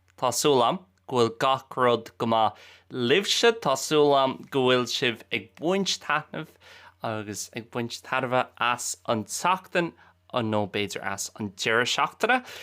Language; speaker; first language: Irish; native; Irish